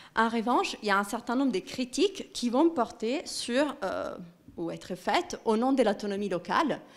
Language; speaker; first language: French; non-native, fluent; Italian